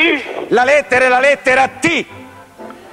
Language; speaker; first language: Italian; native; Italian